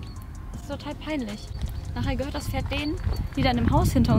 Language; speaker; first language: German; native; German